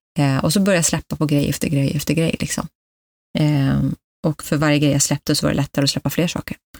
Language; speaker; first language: Swedish; early bilingual, other home language; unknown